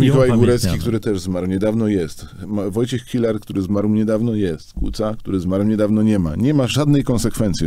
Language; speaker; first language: Polish; native; Polish